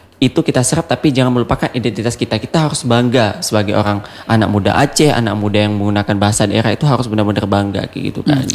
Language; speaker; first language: Indonesian; non-native, local second language; Achinese